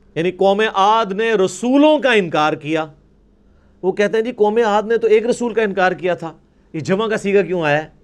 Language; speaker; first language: Urdu; non-native, local second language; Punjabi